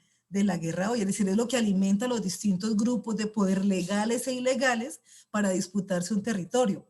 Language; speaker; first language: Spanish; native; Spanish